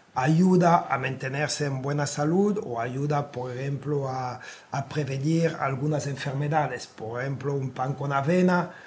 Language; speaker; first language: Spanish; non-native, fluent; French